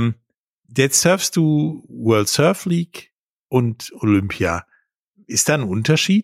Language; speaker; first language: German; native; German